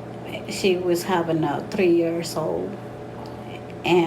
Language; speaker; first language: English; non-native, learner; Spanish